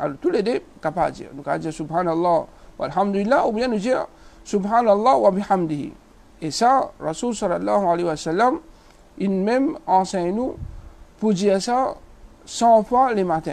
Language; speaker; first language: French; non-native, local second language; Morisyen